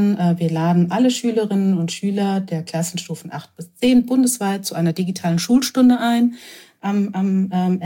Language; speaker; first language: German; native; German